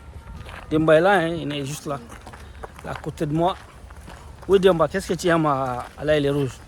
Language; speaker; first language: French; native; French